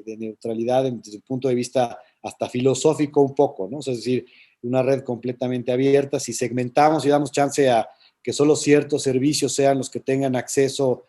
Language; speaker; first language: Spanish; native; Spanish